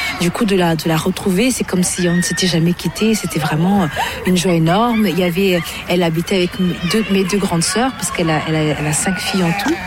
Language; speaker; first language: French; early bilingual, other home language; Portuguese